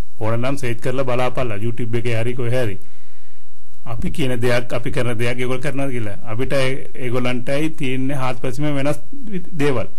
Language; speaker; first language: Sinhala; non-native, local second language; Tamil